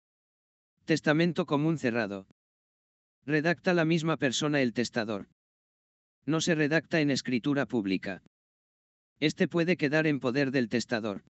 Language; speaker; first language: Spanish; native; Spanish